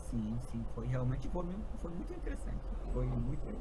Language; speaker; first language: Portuguese; non-native, fluent; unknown